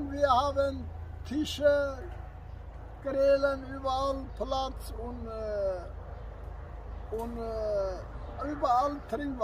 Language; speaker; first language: German; non-native, learner; Turkish